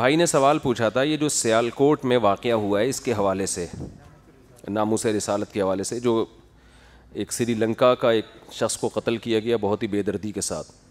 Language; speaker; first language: Urdu; native; Urdu